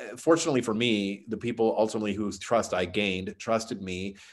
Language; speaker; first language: English; native; English